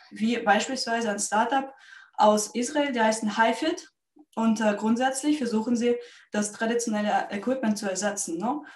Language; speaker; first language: German; non-native, fluent; Russian